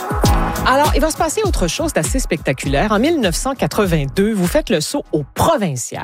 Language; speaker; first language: French; native; French